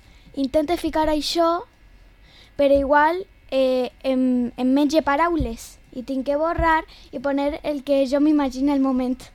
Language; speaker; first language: Catalan; non-native, local second language; Spanish